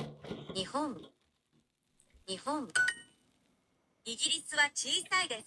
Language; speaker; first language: Japanese; non-native, learner; English